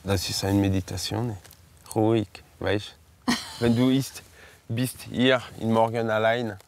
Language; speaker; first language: German; non-native, learner; French